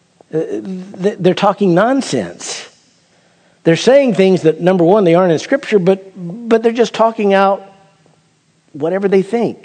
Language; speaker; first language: English; native; English